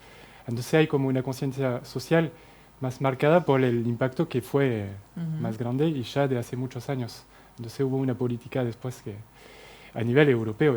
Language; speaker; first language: Spanish; non-native, fluent; French